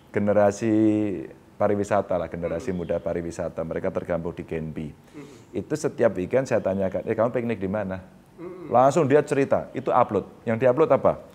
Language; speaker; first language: Indonesian; native; Indonesian